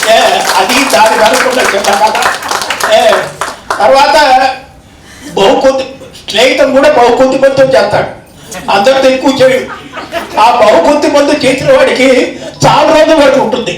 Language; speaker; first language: Telugu; native; Telugu